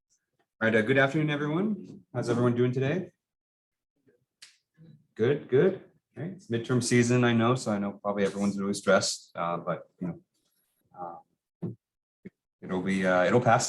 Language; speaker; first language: English; native; English